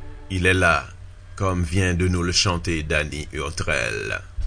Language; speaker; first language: French; native; French